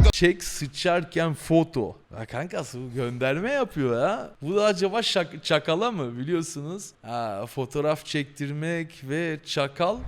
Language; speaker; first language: Turkish; native; Turkish